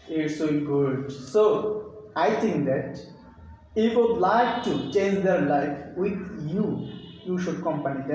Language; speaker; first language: English; non-native, fluent; Bangla